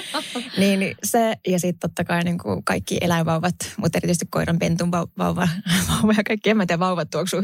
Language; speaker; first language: Finnish; native; Finnish